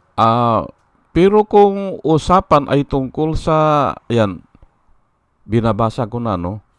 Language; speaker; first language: Filipino; non-native, local second language; Iloko